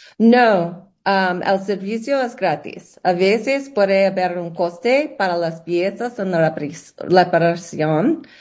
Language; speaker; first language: Spanish; non-native, learner; English